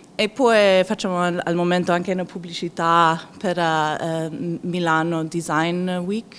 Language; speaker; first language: Italian; non-native, fluent; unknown